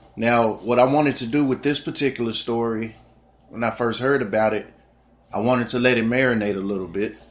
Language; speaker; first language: English; native; English